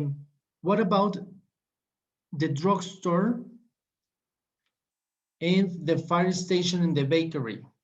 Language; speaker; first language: English; non-native, fluent; Spanish